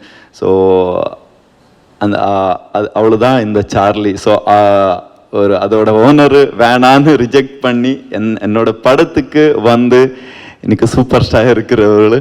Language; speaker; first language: Tamil; non-native, learner; Kannada